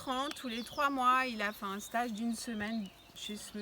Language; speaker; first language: French; native; French